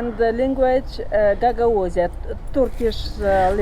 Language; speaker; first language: English; non-native, learner; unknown